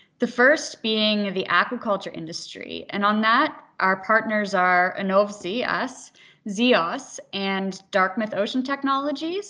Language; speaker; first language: English; native; English